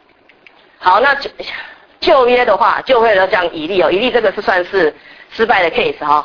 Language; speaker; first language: Chinese; native; Chinese